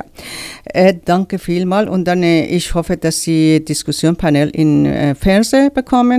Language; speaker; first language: German; non-native, learner; Persian